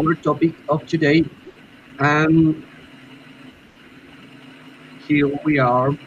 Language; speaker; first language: English; non-native, learner; Spanish